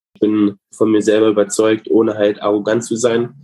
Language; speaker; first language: German; native; German